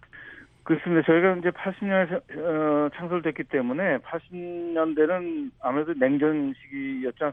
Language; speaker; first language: Korean; native; Korean